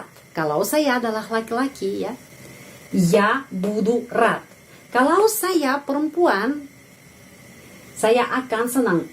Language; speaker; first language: Indonesian; non-native, fluent; Russian